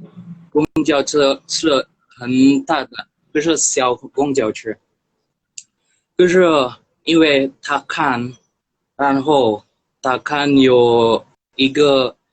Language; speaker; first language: Chinese; non-native, learner; Indonesian